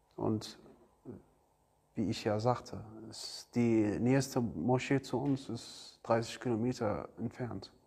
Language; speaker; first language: German; non-native, learner; Arabic